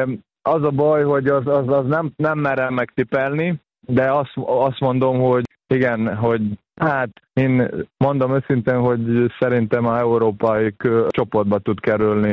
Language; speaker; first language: Hungarian; non-native, fluent; Serbian